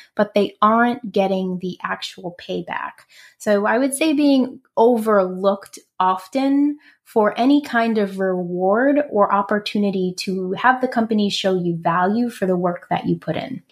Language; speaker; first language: English; native; English